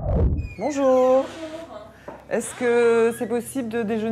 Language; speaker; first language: French; native; French